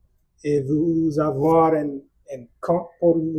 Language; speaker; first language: French; non-native, learner; English